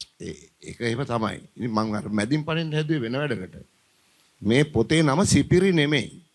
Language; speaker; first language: Sinhala; native; Sinhala